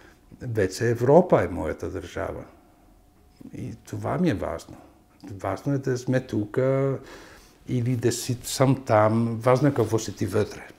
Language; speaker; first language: Bulgarian; non-native, fluent; Italian